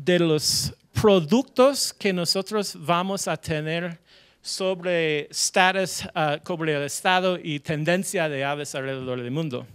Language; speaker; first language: Spanish; non-native, fluent; English